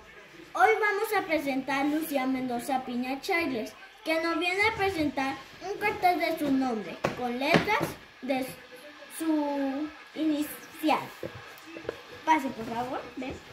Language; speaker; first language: Spanish; native; Spanish